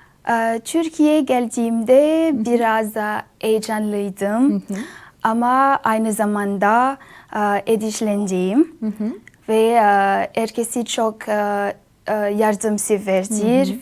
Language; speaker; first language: Turkish; non-native, learner; Malagasy